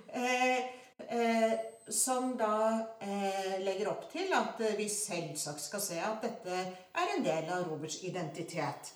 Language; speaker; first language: Norwegian; early bilingual, other home language; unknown